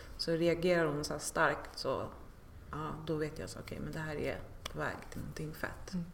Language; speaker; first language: Swedish; native; Swedish